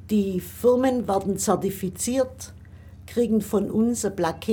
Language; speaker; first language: German; native; German